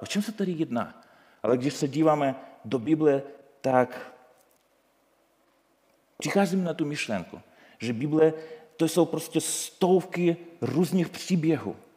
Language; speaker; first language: Czech; non-native, fluent; Ukrainian